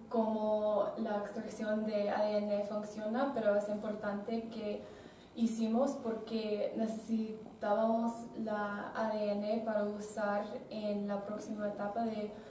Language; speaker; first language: Spanish; non-native, learner; English